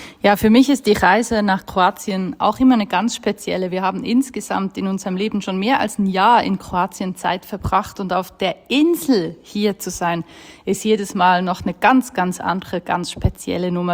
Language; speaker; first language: German; native; German